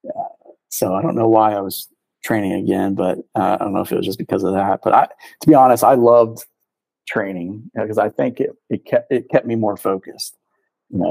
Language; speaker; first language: English; native; English